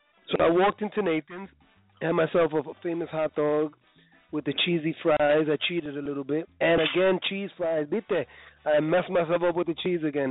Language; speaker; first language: English; early bilingual, other home language; Spanish